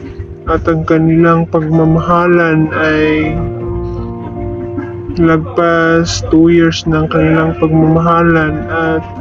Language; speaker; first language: Filipino; native; Filipino